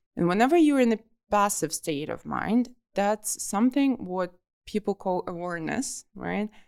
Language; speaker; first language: English; non-native, fluent; Russian